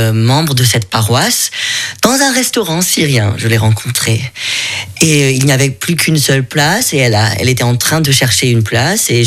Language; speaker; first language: French; non-native, fluent; German